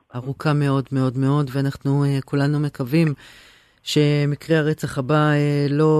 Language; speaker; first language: Hebrew; native; Hebrew